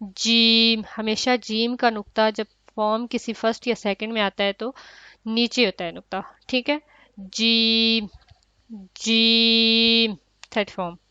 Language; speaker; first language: Urdu; native; Urdu